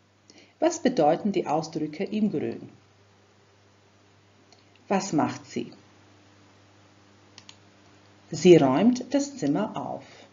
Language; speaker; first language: German; non-native, fluent; Croatian